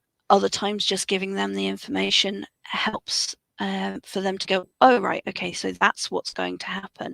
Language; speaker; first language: English; native; English